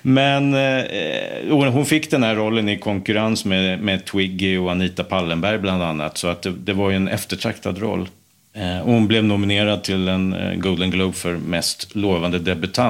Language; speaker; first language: Swedish; native; Swedish